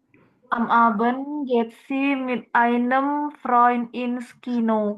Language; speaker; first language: German; non-native, learner; Indonesian